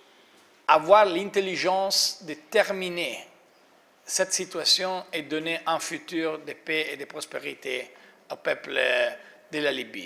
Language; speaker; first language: French; non-native, fluent; Italian